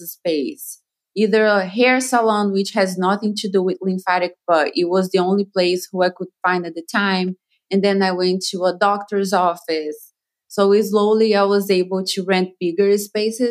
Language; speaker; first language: English; non-native, fluent; Portuguese